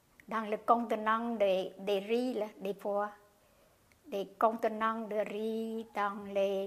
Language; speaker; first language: French; non-native, learner; Khmer